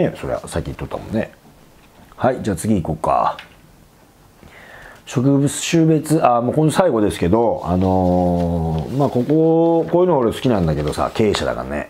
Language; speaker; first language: Japanese; native; Japanese